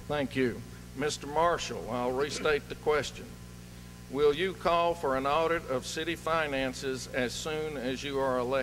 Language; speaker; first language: English; native; English